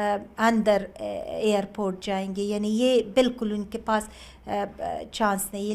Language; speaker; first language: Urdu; non-native, learner; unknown